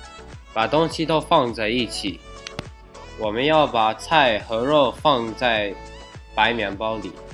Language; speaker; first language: Chinese; non-native, learner; English